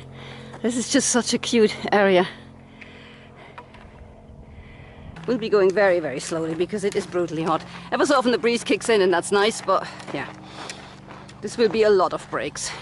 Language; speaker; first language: English; native; English